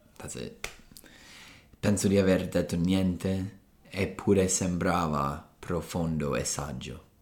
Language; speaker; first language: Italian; non-native, fluent; English